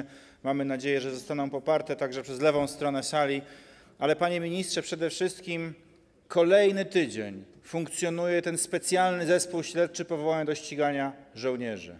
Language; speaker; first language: Polish; native; Polish